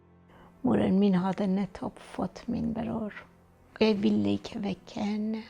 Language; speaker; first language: Norwegian; non-native, fluent; Persian